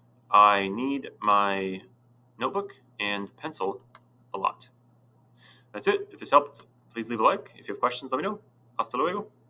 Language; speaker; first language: English; native; English